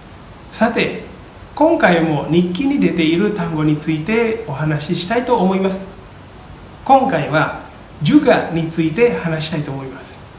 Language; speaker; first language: Japanese; non-native, fluent; Indonesian